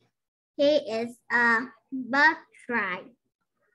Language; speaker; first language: English; non-native, learner; Vietnamese